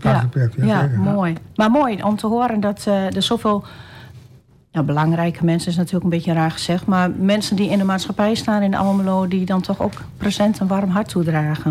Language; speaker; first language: Dutch; native; Dutch